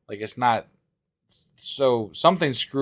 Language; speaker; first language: English; native; English